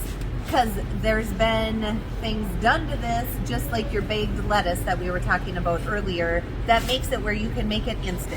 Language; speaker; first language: English; native; English